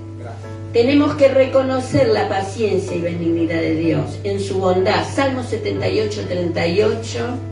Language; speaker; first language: Spanish; native; Spanish